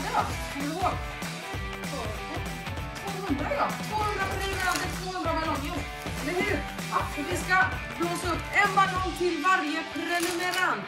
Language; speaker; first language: Swedish; native; Swedish